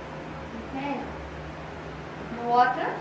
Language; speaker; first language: English; non-native, learner; Vietnamese